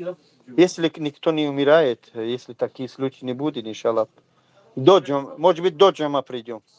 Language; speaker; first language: Russian; non-native, fluent; Tajik